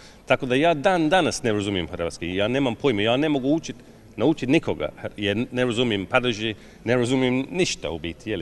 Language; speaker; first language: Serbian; non-native, fluent; English